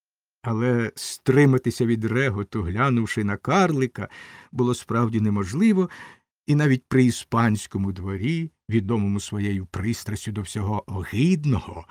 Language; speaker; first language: Ukrainian; native; Ukrainian